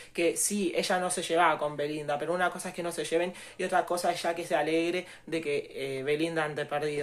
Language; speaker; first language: Spanish; native; Spanish